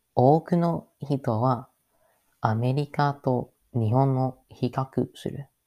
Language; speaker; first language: Japanese; non-native, learner; English